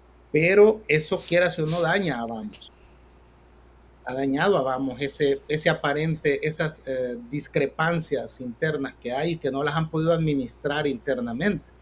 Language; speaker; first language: Spanish; native; Spanish